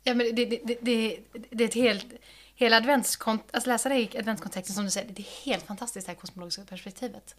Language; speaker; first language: Swedish; native; Swedish